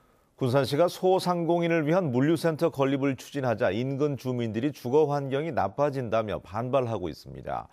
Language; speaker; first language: Korean; native; Korean